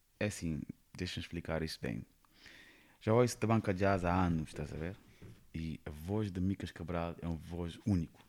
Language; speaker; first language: Portuguese; non-native, fluent; Kabuverdianu